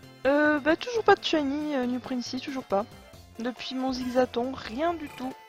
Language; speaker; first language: French; native; French